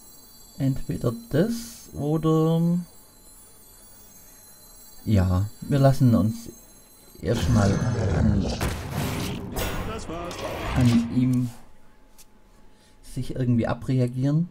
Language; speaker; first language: German; native; German